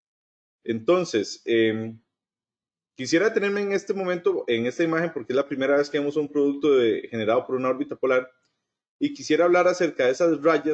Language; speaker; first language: Spanish; native; Spanish